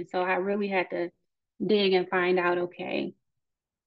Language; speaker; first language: English; native; English